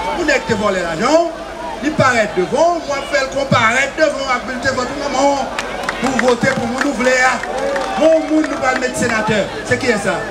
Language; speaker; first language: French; non-native, local second language; Haitian Creole